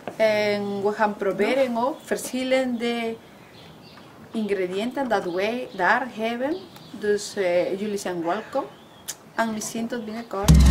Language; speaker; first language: Dutch; non-native, learner; Spanish